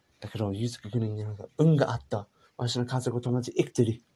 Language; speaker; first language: Japanese; non-native, learner; English